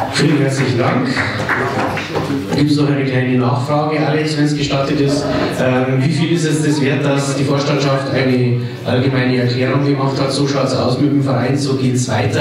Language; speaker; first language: German; native; German